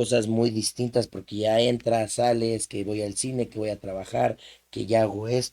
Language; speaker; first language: Spanish; native; Spanish